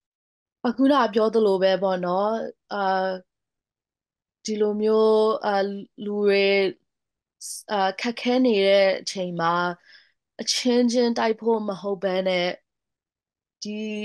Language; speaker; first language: Burmese; non-native, local second language; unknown